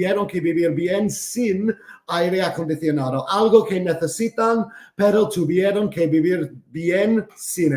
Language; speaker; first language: Spanish; non-native, fluent; English